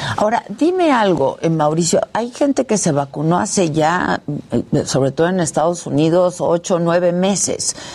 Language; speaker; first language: Spanish; native; Spanish